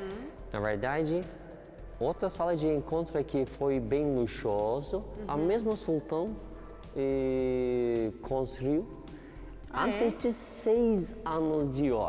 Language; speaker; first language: Portuguese; non-native, learner; Turkish